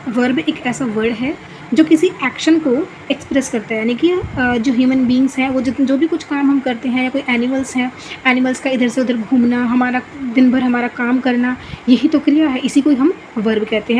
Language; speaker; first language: Hindi; native; Hindi